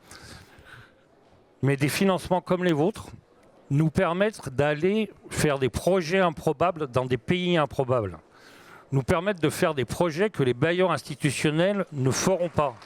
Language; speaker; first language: French; native; French